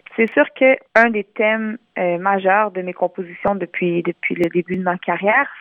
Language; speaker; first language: French; native; French